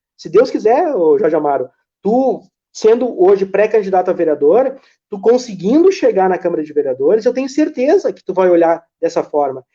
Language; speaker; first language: Portuguese; native; Portuguese